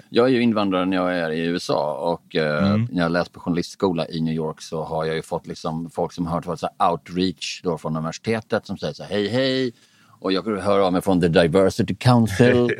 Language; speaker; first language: Swedish; native; Swedish